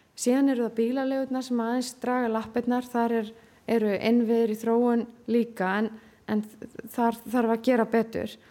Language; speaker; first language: Icelandic; native; Icelandic